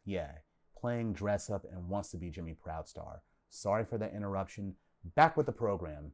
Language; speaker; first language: English; native; English